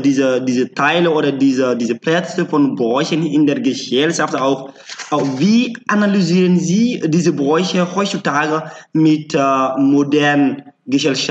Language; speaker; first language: German; non-native, learner; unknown